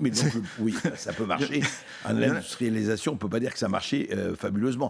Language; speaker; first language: French; native; French